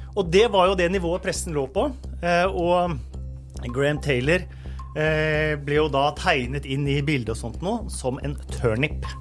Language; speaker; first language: Norwegian; native; Norwegian